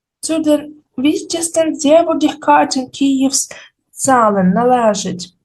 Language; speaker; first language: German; non-native, fluent; Ukrainian